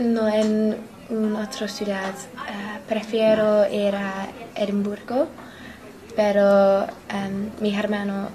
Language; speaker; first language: Spanish; non-native, learner; English